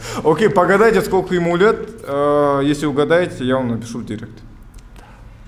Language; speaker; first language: Russian; native; Russian